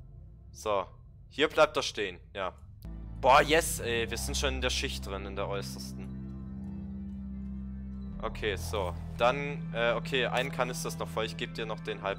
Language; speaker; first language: German; native; German